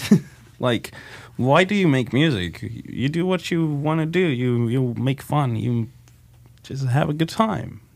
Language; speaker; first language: English; non-native, fluent; Slovak